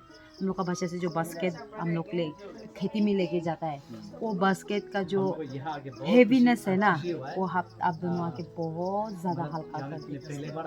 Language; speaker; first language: Hindi; non-native, local second language; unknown